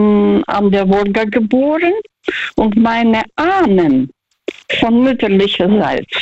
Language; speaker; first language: German; non-native, fluent; Russian